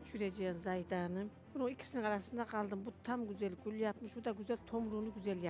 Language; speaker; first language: Turkish; native; Turkish